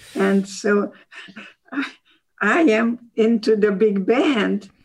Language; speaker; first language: English; non-native, fluent; Hungarian